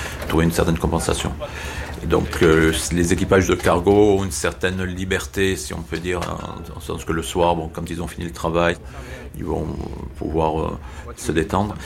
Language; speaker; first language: French; native; French